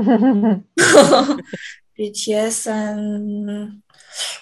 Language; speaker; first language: English; non-native, learner; Korean